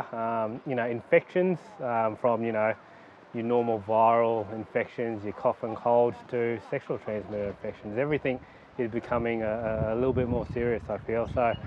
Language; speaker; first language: English; native; English